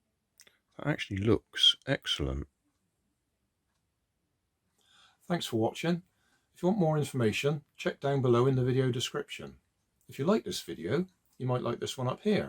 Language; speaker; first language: English; native; English